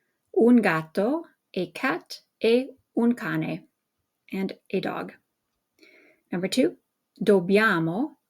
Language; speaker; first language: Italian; non-native, fluent; English